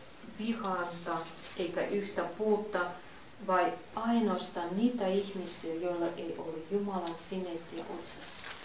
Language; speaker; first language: Finnish; non-native, fluent; Russian